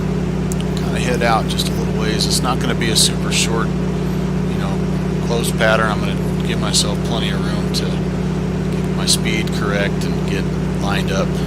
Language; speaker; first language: English; native; English